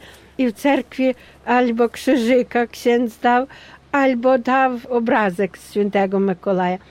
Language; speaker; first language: Polish; non-native, local second language; Ukrainian